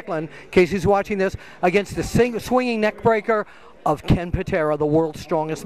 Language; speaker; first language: English; native; English